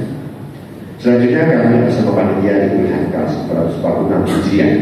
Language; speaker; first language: Indonesian; native; Indonesian